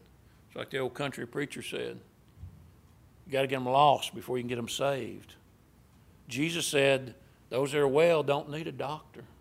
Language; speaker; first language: English; native; English